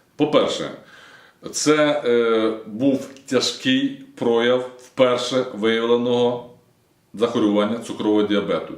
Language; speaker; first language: Ukrainian; native; Ukrainian